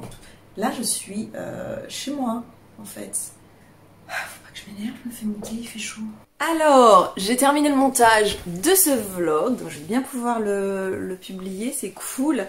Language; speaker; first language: French; native; French